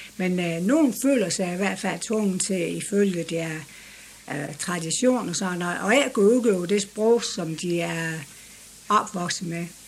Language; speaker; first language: Danish; native; Danish